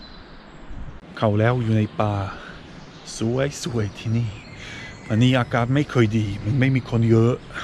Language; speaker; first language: Thai; non-native, learner; Swiss German